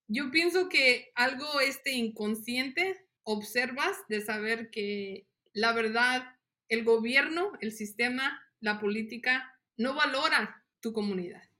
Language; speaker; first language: Spanish; early bilingual, heritage; Spanish